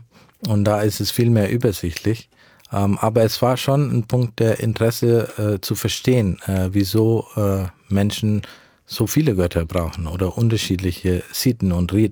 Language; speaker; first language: German; early bilingual, heritage; German